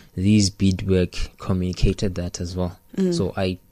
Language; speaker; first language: English; non-native, local second language; Xhosa